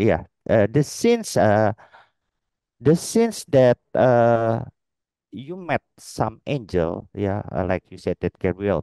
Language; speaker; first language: English; non-native, learner; Indonesian